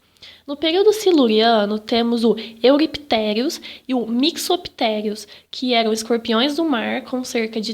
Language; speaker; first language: Portuguese; native; Portuguese